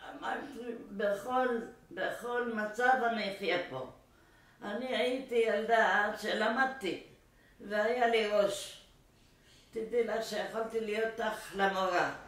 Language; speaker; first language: Hebrew; non-native, fluent; Arabic